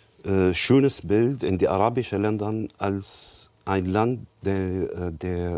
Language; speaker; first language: German; non-native, learner; Arabic